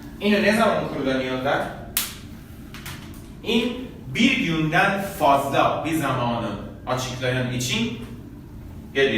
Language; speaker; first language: Turkish; non-native, fluent; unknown